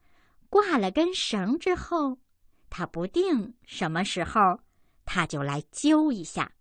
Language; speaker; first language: Chinese; native; Chinese